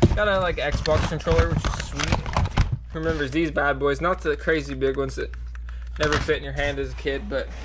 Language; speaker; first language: English; native; English